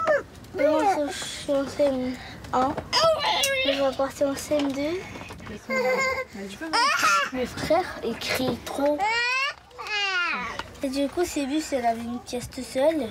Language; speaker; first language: French; early bilingual, other home language; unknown